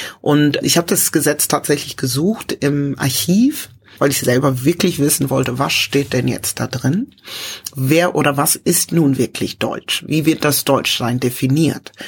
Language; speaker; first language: German; early bilingual, other home language; English